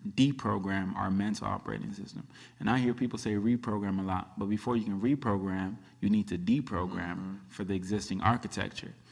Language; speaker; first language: English; early bilingual, other home language; Akan